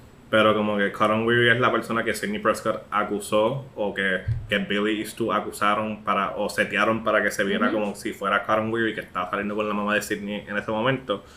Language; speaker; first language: Spanish; early bilingual, heritage; Spanish